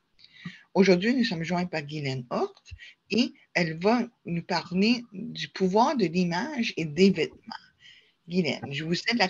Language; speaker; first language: French; native; French